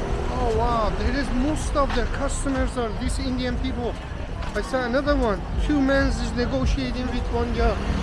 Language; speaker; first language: English; non-native, fluent; Persian